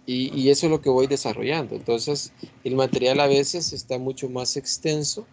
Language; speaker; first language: Spanish; native; Spanish